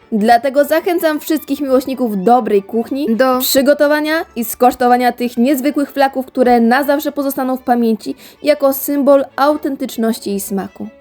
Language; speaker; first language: Polish; native; Polish